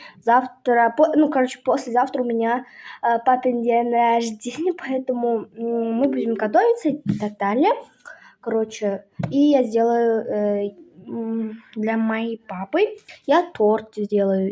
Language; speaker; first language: Russian; non-native, local second language; Kazakh